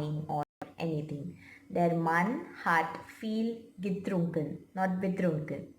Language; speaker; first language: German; non-native, fluent; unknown